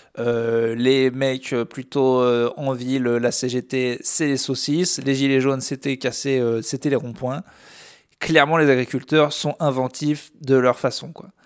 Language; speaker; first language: French; native; French